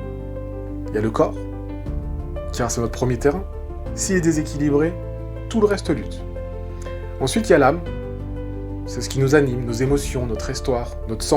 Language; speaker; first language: French; native; French